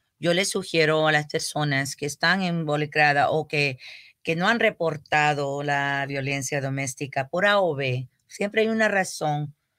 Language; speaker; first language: Spanish; early bilingual, heritage; Spanish